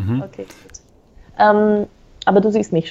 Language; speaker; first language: German; non-native, fluent; Slovak